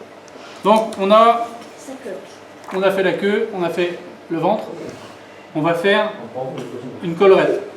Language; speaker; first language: French; native; French